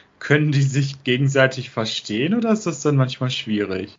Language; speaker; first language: German; native; German